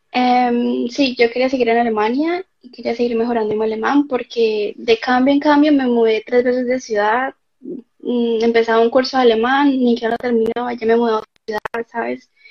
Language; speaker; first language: Spanish; native; Spanish